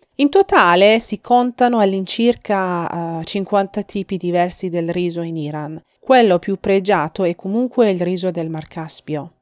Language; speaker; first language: Italian; non-native, fluent; Persian